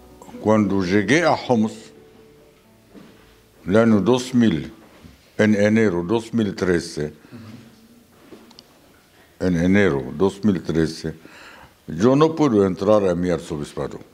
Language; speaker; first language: Spanish; non-native, fluent; Arabic